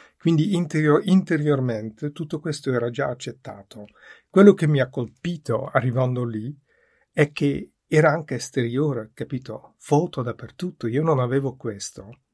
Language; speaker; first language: Italian; non-native, fluent; Dutch